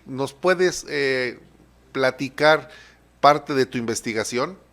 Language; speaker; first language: Spanish; native; Spanish